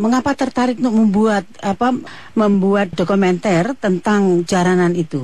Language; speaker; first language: Indonesian; native; Indonesian